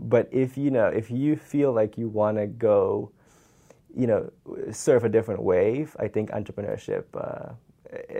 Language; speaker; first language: English; non-native, fluent; Dutch